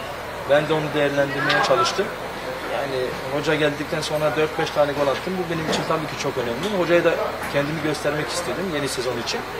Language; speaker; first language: Turkish; early bilingual, heritage; Turkish